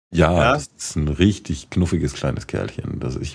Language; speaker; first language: German; native; German